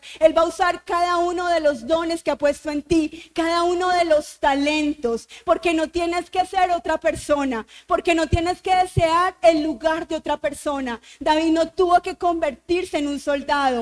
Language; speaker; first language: Spanish; native; Spanish